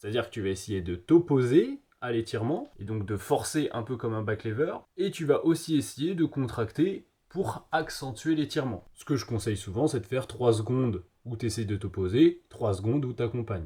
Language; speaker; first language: French; native; French